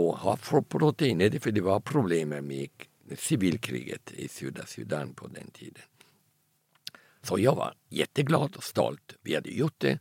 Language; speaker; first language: Swedish; early bilingual, heritage; Italian